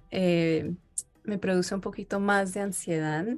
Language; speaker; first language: Spanish; early bilingual, heritage; Spanish